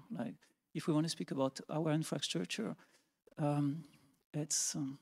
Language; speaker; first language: English; non-native, fluent; French